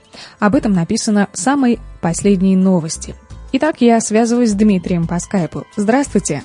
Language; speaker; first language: Russian; native; Russian